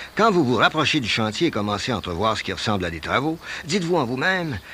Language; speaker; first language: French; native; French